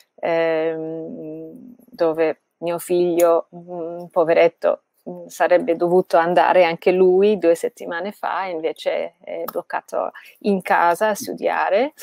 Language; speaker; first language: Italian; non-native, fluent; Bangla